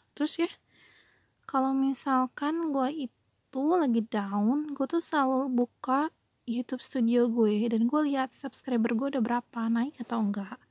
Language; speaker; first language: Indonesian; native; Indonesian